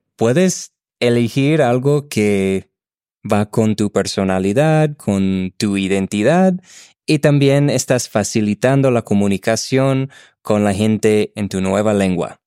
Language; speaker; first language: Spanish; non-native, fluent; English